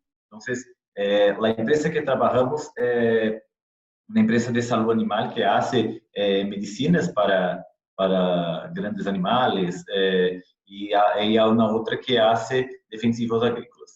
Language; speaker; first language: Spanish; non-native, fluent; Portuguese